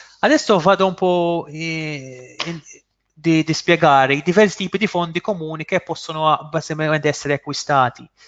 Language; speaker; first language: Italian; non-native, fluent; Maltese